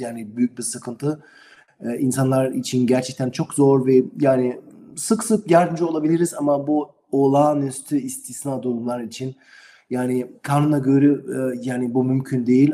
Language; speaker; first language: Turkish; non-native, learner; German